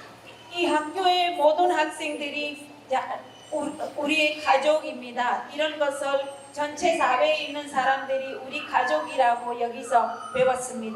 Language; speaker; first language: Korean; non-native, learner; Hindi